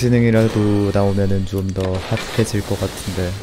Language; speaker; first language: Korean; native; Korean